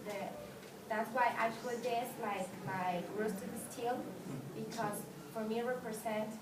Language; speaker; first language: English; non-native, learner; Spanish